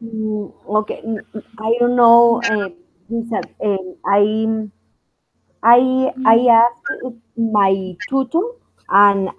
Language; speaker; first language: English; non-native, learner; Spanish